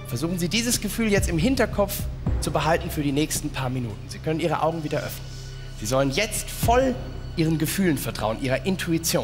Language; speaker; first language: German; native; German